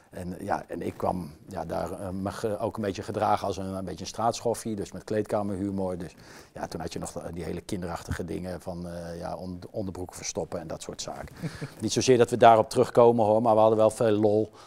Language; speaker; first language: Dutch; native; Dutch